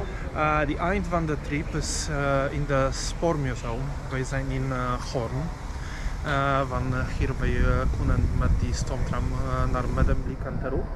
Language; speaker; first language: Dutch; non-native, learner; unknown